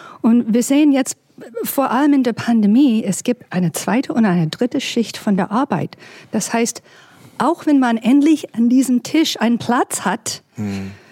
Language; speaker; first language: German; non-native, fluent; English